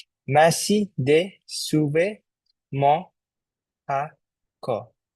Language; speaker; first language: French; non-native, learner; Bangla